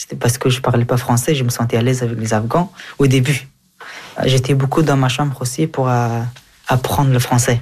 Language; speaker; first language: French; early bilingual, other home language; Persian